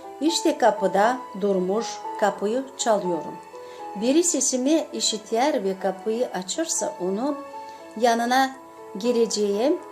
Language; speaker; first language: Turkish; non-native, fluent; Gagauz